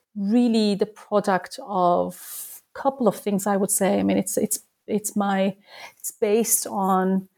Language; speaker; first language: English; non-native, fluent; Turkish